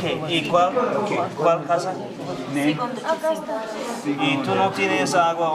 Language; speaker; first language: Spanish; non-native, learner; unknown